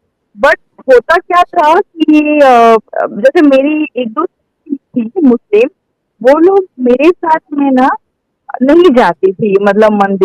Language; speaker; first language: Hindi; native; Hindi